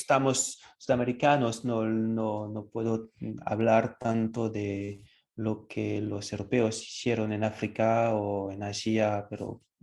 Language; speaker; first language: Spanish; non-native, fluent; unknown